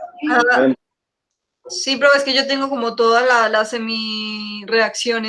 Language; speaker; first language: Spanish; native; Spanish